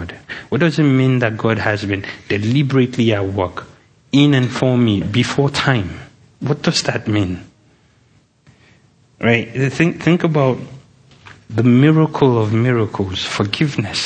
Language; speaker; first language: English; non-native, local second language; Yoruba